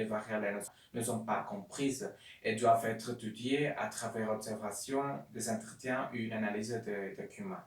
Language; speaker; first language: French; non-native, learner; Spanish